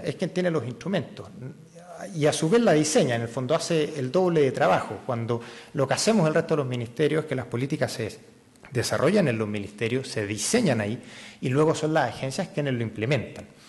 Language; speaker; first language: Spanish; native; Spanish